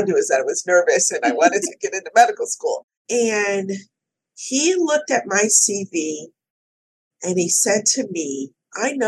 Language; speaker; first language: English; native; English